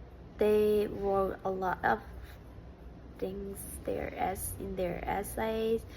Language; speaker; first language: English; non-native, fluent; Japanese